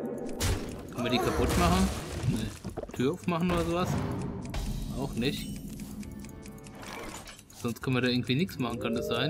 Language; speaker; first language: German; native; German